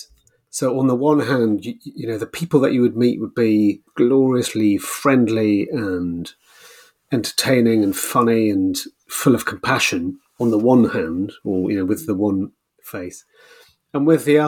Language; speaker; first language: English; native; English